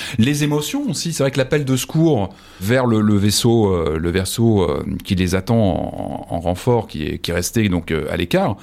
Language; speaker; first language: French; native; French